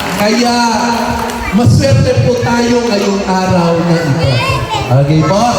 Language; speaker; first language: Filipino; non-native, local second language; Iloko